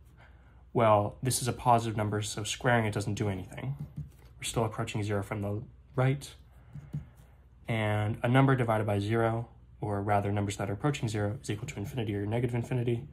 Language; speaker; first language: English; native; English